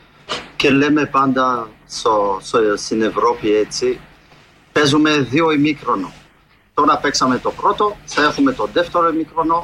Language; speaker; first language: Greek; non-native, fluent; French